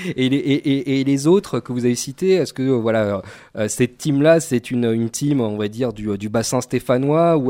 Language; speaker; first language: French; native; French